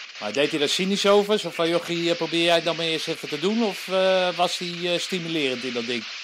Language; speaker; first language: Dutch; native; Dutch